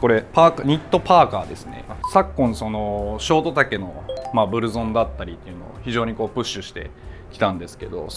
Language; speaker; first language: Japanese; native; Japanese